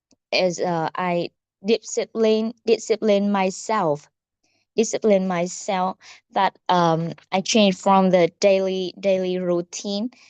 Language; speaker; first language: English; non-native, learner; Vietnamese